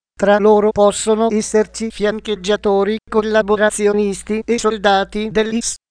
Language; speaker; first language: Italian; native; Italian